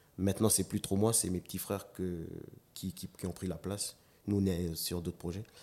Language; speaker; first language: French; non-native, local second language; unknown